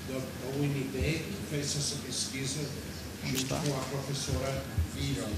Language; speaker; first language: Portuguese; non-native, fluent; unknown